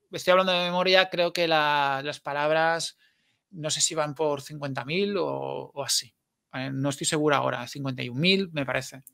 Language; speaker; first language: Spanish; native; Spanish